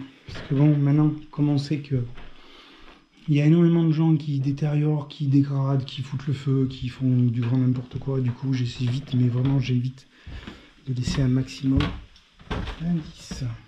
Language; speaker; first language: French; native; French